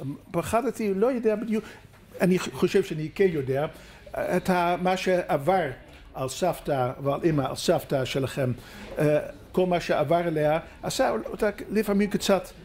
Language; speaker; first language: Hebrew; non-native, fluent; Dutch